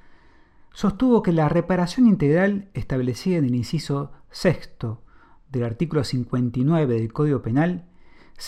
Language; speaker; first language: Spanish; native; Spanish